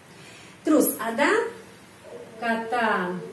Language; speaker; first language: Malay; non-native, fluent; Russian